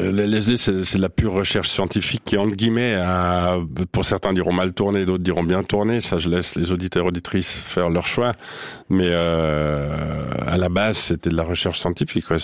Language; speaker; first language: French; non-native, local second language; Swiss German